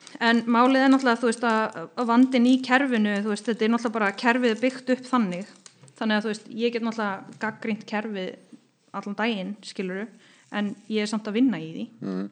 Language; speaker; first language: Icelandic; non-native, fluent; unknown